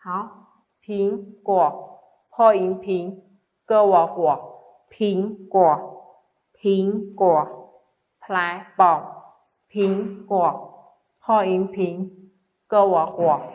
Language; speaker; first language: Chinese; non-native, fluent; Khmer